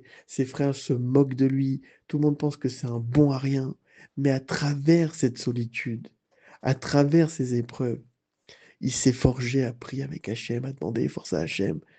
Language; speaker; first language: French; native; French